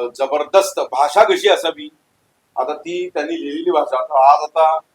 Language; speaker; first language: Marathi; native; Marathi